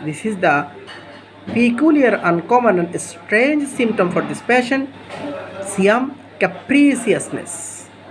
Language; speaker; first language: English; non-native, local second language; Bangla